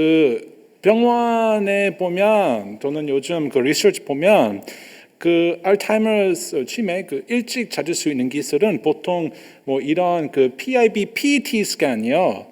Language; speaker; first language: Korean; non-native, learner; English